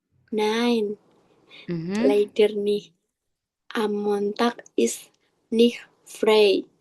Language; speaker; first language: German; non-native, learner; Indonesian